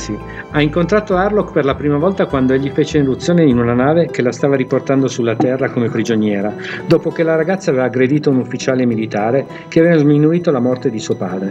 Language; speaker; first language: Italian; native; Italian